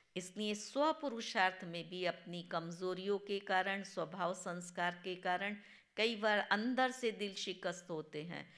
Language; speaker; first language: Hindi; non-native, local second language; Gujarati